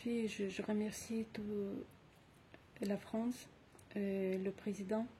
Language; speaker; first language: French; non-native, fluent; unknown